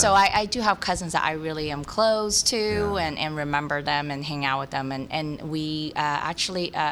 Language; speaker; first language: English; early bilingual, other home language; Cantonese